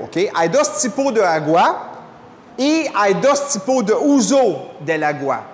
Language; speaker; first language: Spanish; non-native, fluent; French